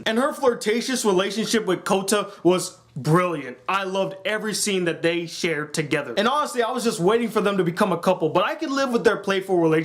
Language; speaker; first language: English; native; English